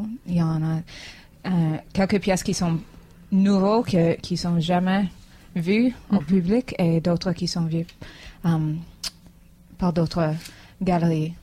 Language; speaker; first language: French; non-native, fluent; English